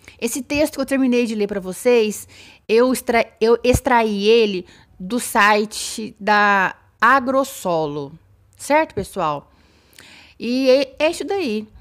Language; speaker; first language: Portuguese; native; Portuguese